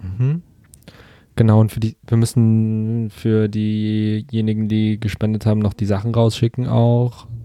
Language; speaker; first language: German; early bilingual, other home language; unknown